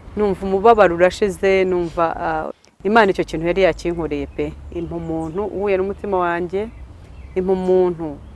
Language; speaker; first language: Kinyarwanda; early bilingual, heritage; Kinyarwanda